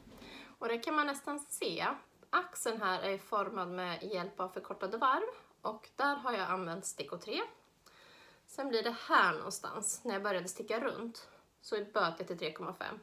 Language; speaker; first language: Swedish; native; Swedish